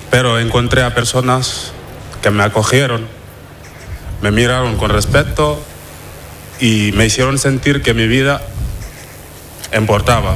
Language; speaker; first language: Spanish; non-native, fluent; Wolof